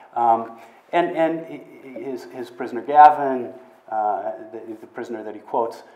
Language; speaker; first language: English; native; English